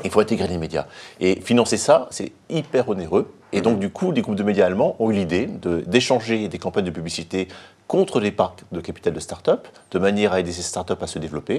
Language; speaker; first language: French; native; French